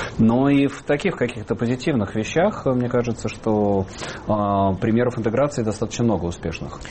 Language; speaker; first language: Russian; native; Russian